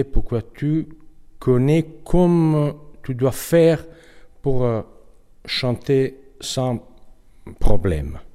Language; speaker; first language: French; non-native, learner; Italian